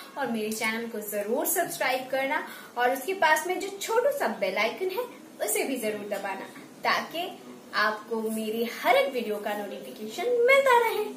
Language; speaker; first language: Hindi; non-native, local second language; Bangla